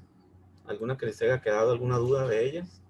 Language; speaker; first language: Spanish; native; Spanish